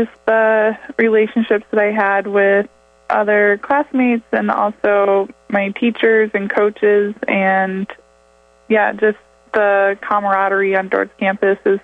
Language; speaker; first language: English; native; English